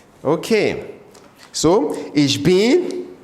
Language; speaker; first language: German; non-native, learner; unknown